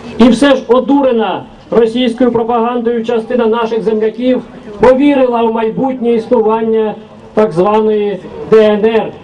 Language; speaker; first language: Ukrainian; native; Ukrainian